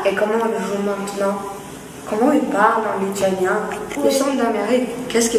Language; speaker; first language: French; non-native, learner; Lithuanian